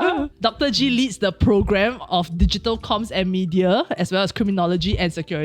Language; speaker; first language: English; native; English